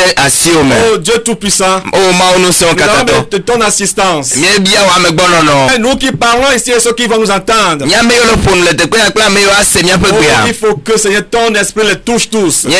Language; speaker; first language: French; non-native, local second language; Ewe